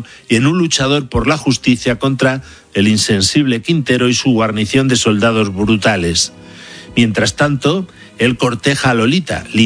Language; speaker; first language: Spanish; native; Spanish